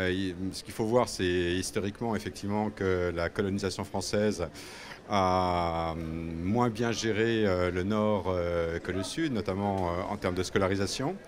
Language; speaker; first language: French; native; French